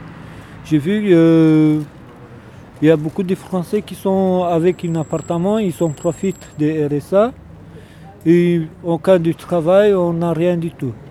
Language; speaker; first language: French; non-native, learner; Romanian